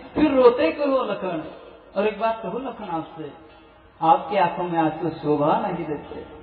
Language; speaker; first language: Hindi; non-native, local second language; Marathi